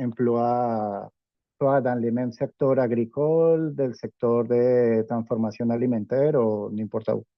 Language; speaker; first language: French; non-native, fluent; Spanish